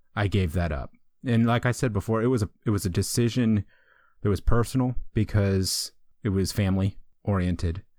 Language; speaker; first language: English; native; English